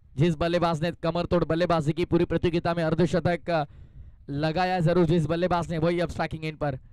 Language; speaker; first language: Hindi; non-native, local second language; Marathi